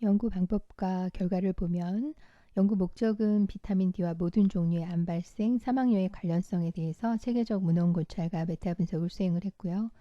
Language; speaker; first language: Korean; native; Korean